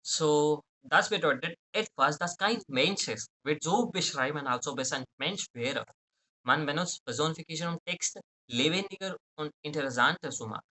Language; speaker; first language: German; non-native, fluent; Hindi